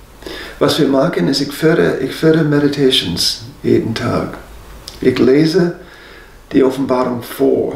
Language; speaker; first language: German; non-native, fluent; English